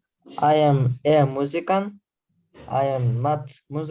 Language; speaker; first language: English; non-native, learner; Kyrgyz